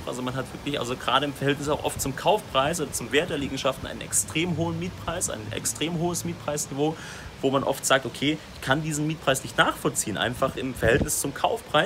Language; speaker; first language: German; native; German